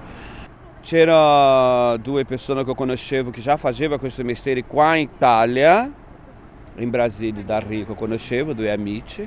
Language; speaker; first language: Italian; non-native, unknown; Portuguese